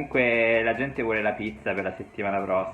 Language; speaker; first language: Italian; native; Italian